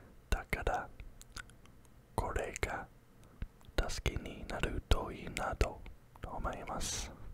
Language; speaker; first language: Japanese; non-native, learner; English